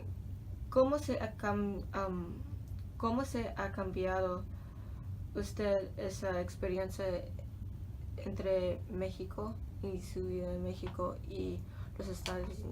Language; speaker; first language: Spanish; non-native, learner; English